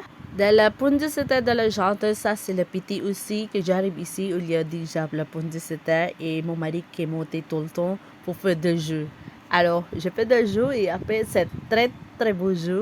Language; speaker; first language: French; non-native, learner; Cebuano